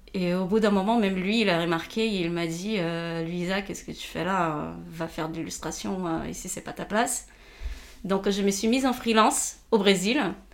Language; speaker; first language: French; non-native, fluent; Portuguese